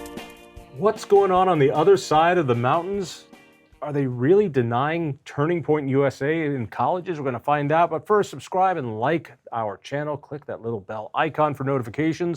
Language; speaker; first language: English; native; English